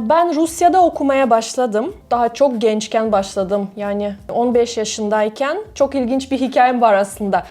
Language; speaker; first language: Turkish; non-native, fluent; Russian